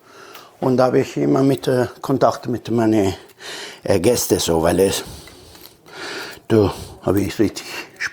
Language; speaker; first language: German; non-native, fluent; Italian